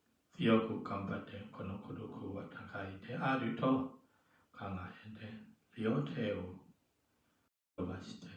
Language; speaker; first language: Japanese; non-native, fluent; Burmese